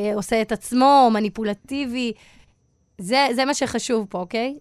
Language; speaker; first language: Hebrew; native; Hebrew